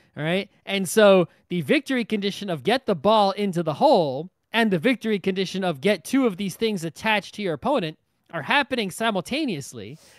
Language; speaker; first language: English; native; English